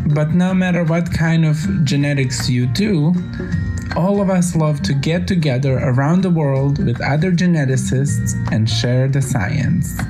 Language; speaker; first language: English; non-native, fluent; Bosnian